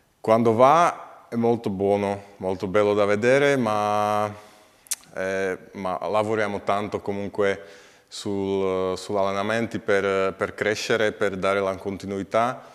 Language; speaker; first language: Italian; non-native, learner; Slovak